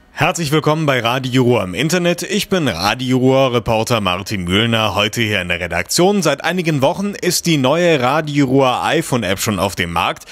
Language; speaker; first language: German; native; German